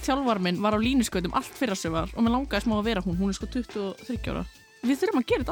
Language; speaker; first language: Icelandic; native; Icelandic